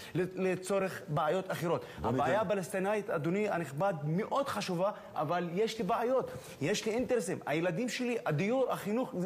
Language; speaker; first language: Hebrew; non-native, local second language; Arabic